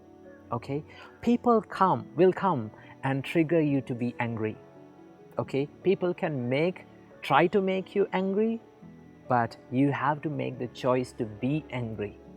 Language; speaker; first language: English; non-native, local second language; Sinhala